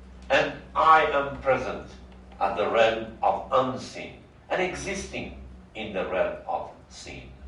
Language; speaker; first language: English; non-native, fluent; Persian